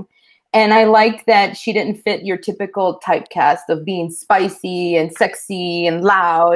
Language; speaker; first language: English; early bilingual, other home language; Spanish